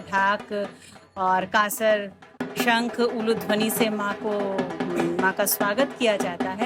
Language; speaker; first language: Hindi; non-native, local second language; Bangla